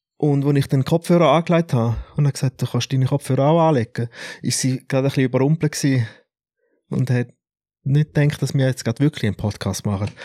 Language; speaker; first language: German; native; German